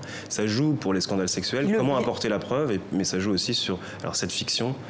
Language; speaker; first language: French; native; French